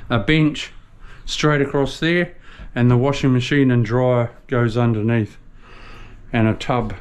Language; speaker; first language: English; native; English